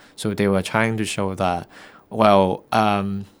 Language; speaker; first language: English; non-native, local second language; Cantonese